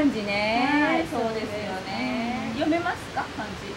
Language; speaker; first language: Japanese; native; Japanese